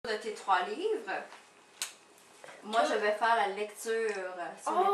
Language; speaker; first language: French; native; French